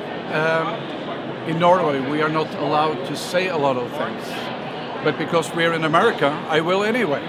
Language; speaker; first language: English; non-native, fluent; Norwegian